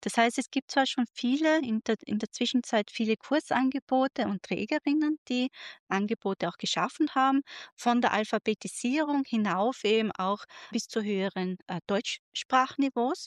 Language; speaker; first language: German; native; German